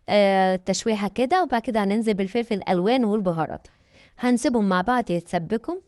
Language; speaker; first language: Arabic; native; Arabic